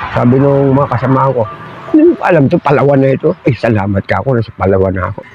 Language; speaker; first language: Filipino; native; Filipino